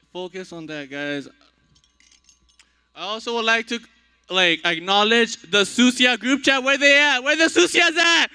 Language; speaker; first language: English; early bilingual, other home language; Spanish